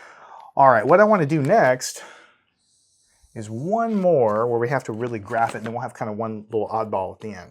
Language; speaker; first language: English; native; English